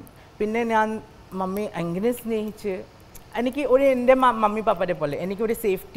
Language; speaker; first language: Malayalam; non-native, local second language; Assamese